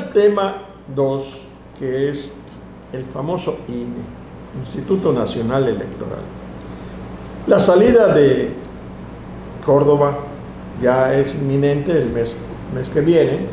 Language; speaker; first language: Spanish; native; Spanish